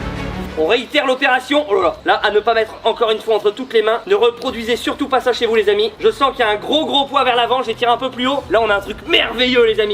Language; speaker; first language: French; native; French